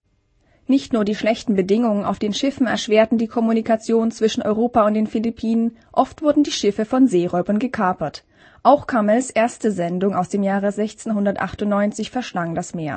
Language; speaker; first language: German; native; German